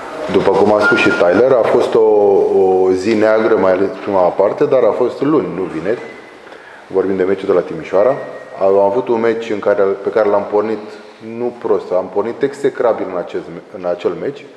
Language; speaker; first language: Romanian; native; Romanian